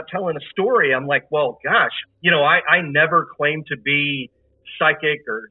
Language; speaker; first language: English; native; English